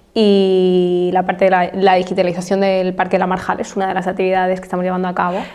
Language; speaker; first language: Spanish; native; Spanish